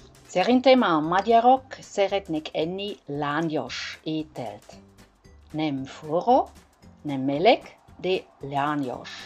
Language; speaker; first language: Hungarian; non-native, learner; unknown